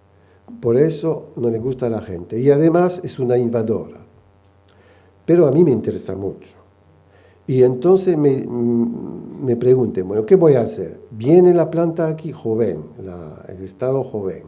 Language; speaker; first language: Spanish; non-native, fluent; French